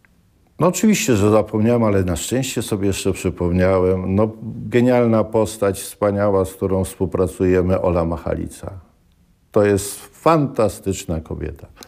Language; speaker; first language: Polish; native; Polish